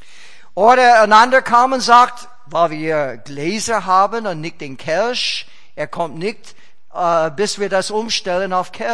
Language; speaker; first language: German; non-native, fluent; English